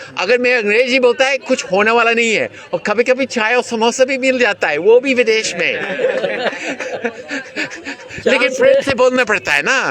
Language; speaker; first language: Hindi; non-native, fluent; English